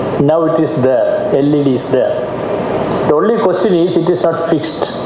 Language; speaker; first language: English; non-native, local second language; Malayalam